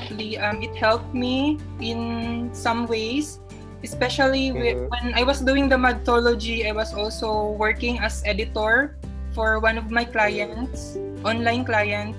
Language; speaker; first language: English; non-native, local second language; Cebuano